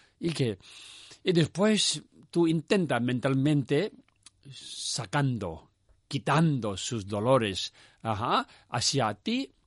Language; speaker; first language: Spanish; non-native, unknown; Tibetan